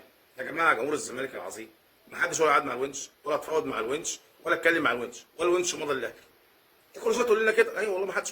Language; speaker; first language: Arabic; native; Arabic